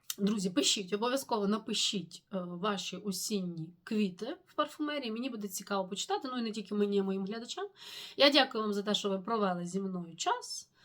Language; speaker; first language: Ukrainian; non-native, local second language; Russian